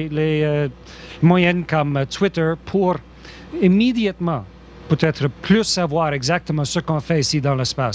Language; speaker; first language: French; non-native, local second language; English